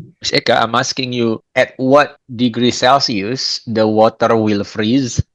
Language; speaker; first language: English; non-native, fluent; Indonesian